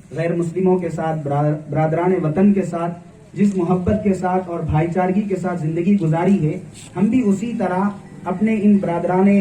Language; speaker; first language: Hindi; non-native, local second language; Urdu